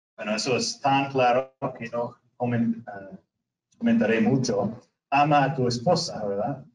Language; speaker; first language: Spanish; non-native, fluent; English